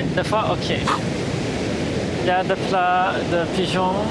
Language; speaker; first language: French; non-native, fluent; Portuguese